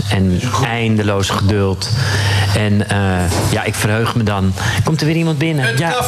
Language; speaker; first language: Dutch; native; Dutch